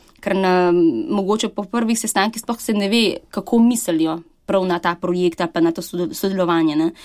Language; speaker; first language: Slovenian; early bilingual, other home language; Chinese